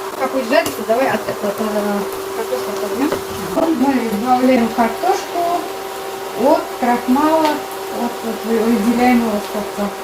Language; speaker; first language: Russian; non-native, local second language; Bashkir